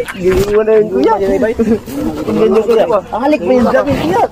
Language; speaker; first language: Filipino; non-native, local second language; Cebuano